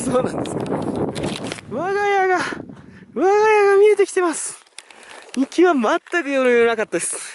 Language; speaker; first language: Japanese; native; Japanese